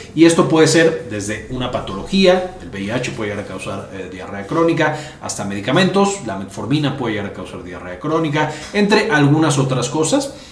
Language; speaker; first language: Spanish; native; Spanish